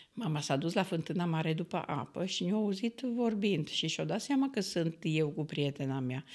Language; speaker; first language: Romanian; native; Romanian